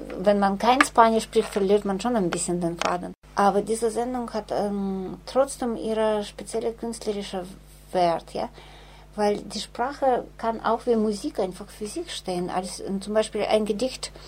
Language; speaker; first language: German; non-native, fluent; Russian